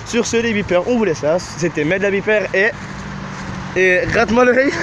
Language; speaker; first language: French; native; French